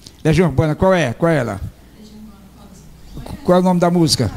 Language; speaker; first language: Portuguese; native; Portuguese